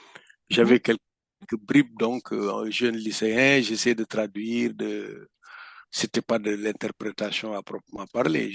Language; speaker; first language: French; non-native, local second language; Fula